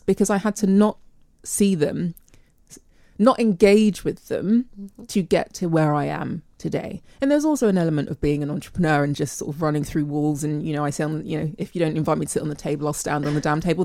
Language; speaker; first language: English; native; English